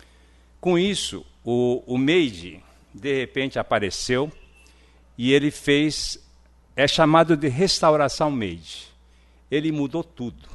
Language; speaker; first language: Portuguese; early bilingual, other home language; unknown